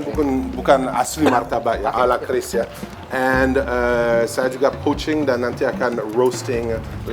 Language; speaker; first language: Indonesian; non-native, fluent; English